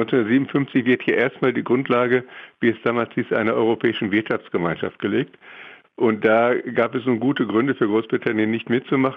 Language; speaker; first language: German; native; German